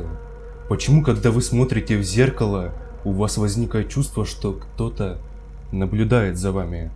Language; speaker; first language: Russian; native; Russian